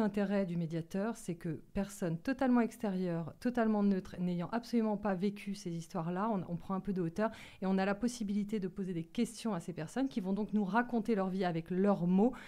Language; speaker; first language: French; native; French